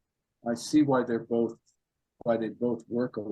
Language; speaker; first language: English; native; English